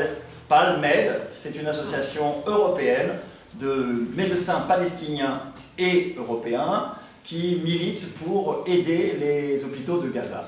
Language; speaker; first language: French; native; French